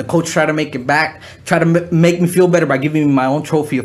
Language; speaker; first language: English; early bilingual, other home language; Spanish